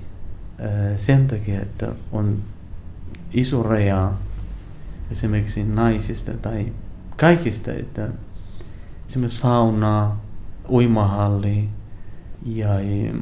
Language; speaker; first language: Finnish; non-native, learner; Arabic